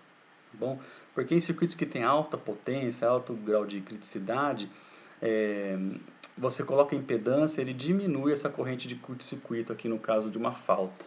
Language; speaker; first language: Portuguese; native; Portuguese